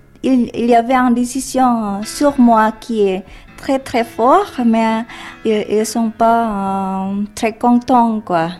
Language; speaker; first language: French; non-native, learner; Indonesian